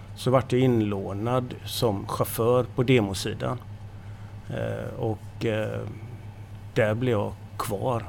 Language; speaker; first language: Swedish; native; Swedish